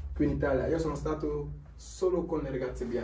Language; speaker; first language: Italian; non-native, learner; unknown